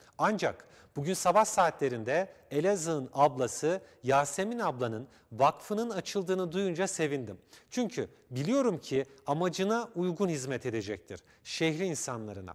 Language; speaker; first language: Turkish; native; Turkish